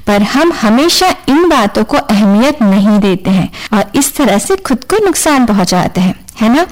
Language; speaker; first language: Hindi; native; Hindi